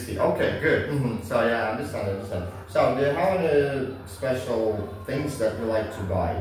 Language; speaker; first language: English; non-native, learner; Vietnamese